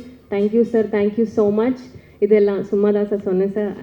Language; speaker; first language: Tamil; non-native, learner; Malayalam